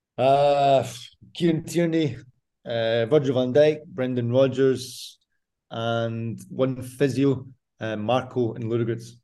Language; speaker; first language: English; native; English